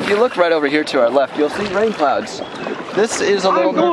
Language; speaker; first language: English; native; English